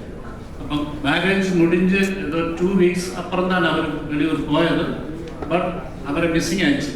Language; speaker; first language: Tamil; non-native, learner; Malayalam